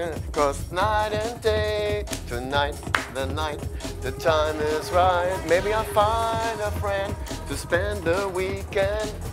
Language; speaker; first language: English; non-native, fluent; German